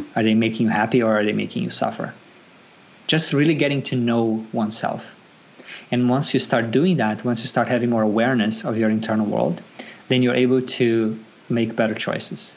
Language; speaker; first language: English; non-native, fluent; Portuguese